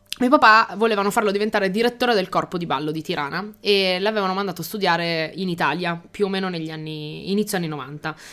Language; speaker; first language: Italian; early bilingual, other home language; Albanian